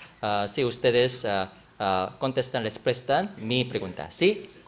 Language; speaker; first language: Spanish; non-native, learner; Korean